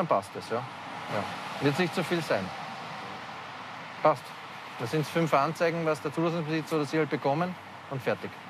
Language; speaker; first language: German; native; German